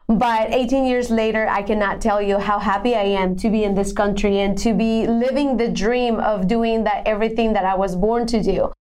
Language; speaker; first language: English; non-native, fluent; Spanish